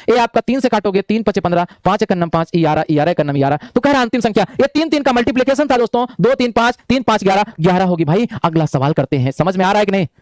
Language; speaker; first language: Hindi; native; Hindi